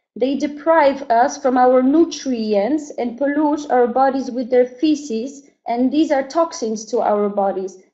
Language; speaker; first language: English; non-native, fluent; Polish